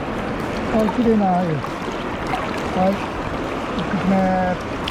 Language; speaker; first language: Japanese; native; Japanese